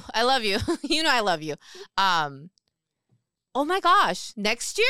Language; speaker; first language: English; early bilingual, other home language; Korean